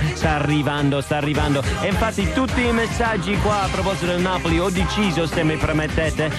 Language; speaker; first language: Italian; non-native, fluent; English